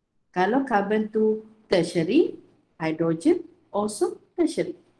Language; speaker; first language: English; non-native, local second language; Malay